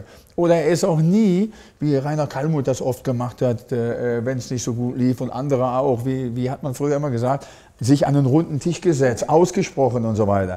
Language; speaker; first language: German; native; German